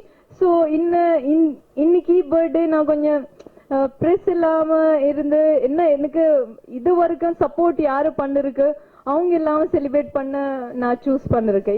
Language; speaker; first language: Tamil; non-native, learner; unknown